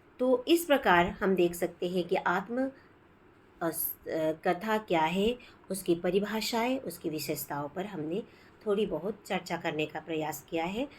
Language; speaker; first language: Hindi; non-native, local second language; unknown